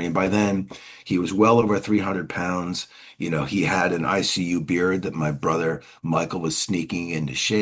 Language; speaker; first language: English; native; English